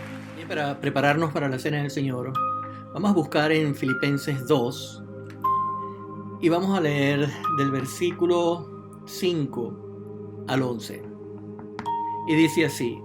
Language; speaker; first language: Spanish; non-native, fluent; English